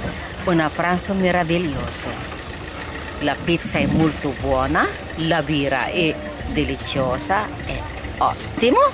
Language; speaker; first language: Italian; non-native, learner; Filipino